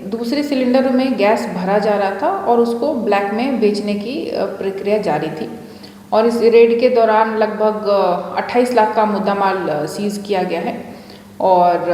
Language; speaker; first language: Hindi; non-native, local second language; Gujarati